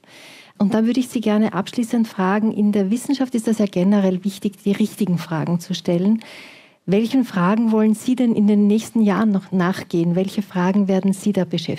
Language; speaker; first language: German; native; German